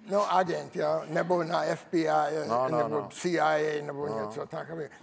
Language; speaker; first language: Czech; non-native, learner; English